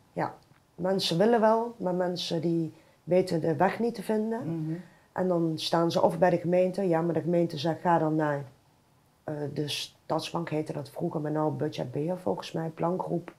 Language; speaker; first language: Dutch; native; Dutch